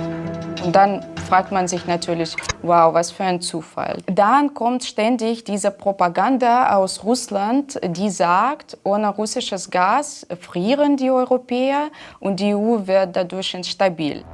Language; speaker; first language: German; non-native, fluent; Russian